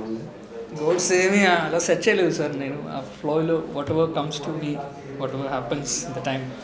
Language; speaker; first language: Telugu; non-native, learner; Malayalam